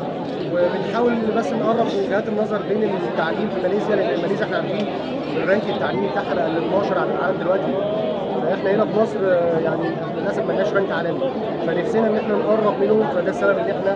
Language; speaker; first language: Arabic; native; Arabic